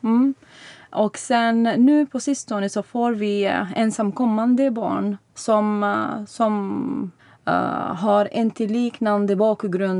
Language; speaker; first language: Swedish; non-native, fluent; Arabic